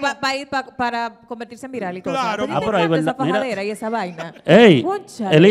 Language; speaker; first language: Spanish; native; Spanish